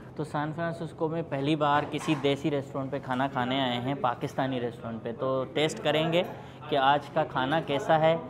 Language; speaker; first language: Urdu; non-native, local second language; Sindhi